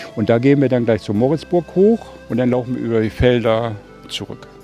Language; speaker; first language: German; native; German